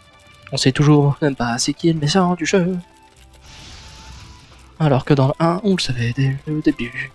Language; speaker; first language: French; native; French